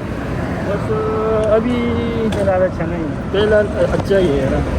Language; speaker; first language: Hindi; non-native, local second language; Pashto